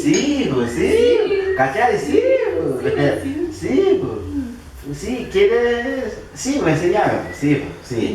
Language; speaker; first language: Spanish; non-native, learner; Haitian Creole